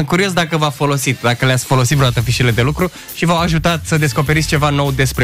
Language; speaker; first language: Romanian; native; Romanian